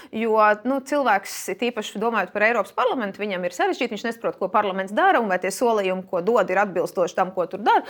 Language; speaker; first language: Latvian; native; Latvian